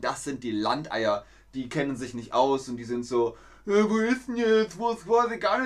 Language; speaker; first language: German; native; German